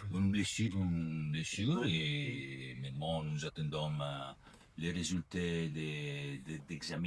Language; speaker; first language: French; non-native, learner; Italian